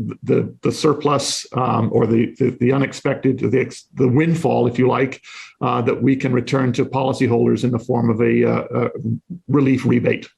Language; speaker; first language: English; native; English